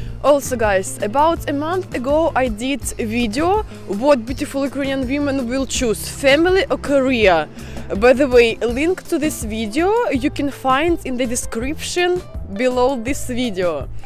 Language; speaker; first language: English; non-native, fluent; Russian